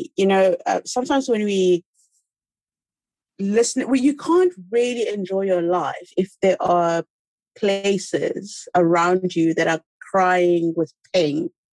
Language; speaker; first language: English; non-native, local second language; Xhosa